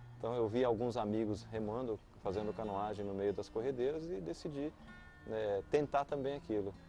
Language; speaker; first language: Portuguese; early bilingual, other home language; Spanish